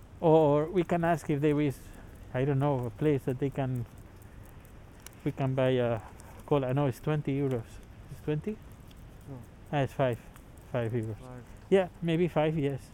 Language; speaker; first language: English; non-native, learner; Spanish